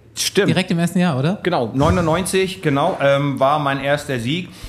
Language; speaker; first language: German; native; German